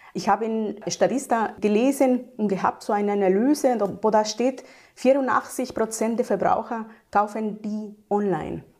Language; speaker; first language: German; non-native, fluent; Spanish